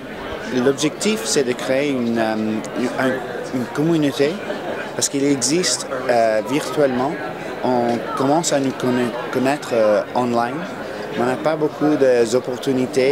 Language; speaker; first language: French; non-native, fluent; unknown